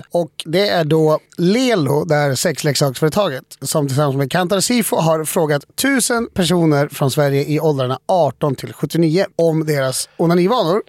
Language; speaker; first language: Swedish; native; Swedish